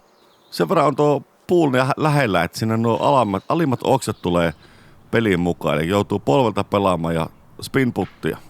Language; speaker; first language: Finnish; native; Finnish